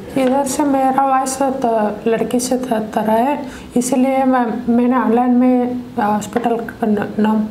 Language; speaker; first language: Hindi; non-native, local second language; Kannada